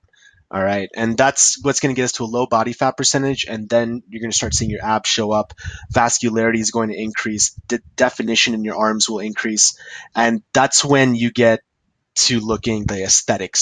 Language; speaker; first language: English; native; English